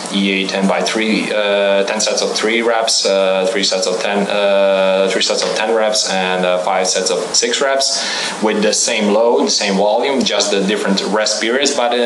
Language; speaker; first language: English; non-native, fluent; Croatian